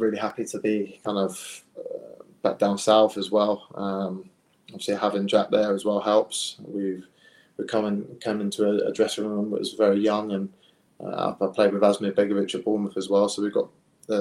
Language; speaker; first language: English; native; English